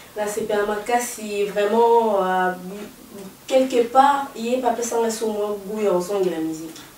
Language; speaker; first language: Lingala; native; Lingala